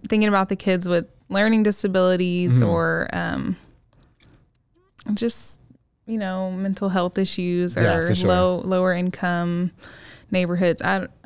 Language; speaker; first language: English; native; English